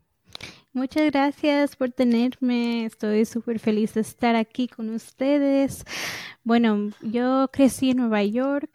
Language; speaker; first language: Spanish; early bilingual, heritage; English